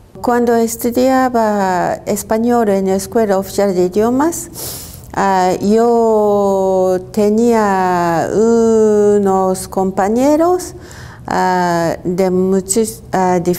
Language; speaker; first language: Spanish; non-native, learner; Japanese